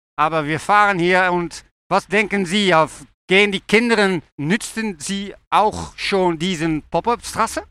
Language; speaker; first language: German; non-native, learner; Dutch